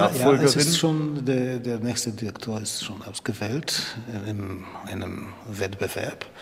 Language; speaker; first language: German; non-native, learner; Polish